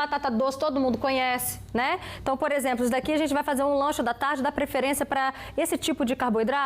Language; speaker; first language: Portuguese; native; Portuguese